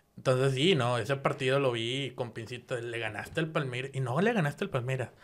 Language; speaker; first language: Spanish; native; Spanish